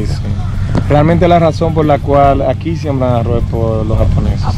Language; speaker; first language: Spanish; native; Spanish